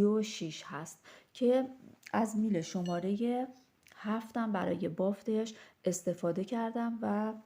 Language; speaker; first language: Persian; native; Persian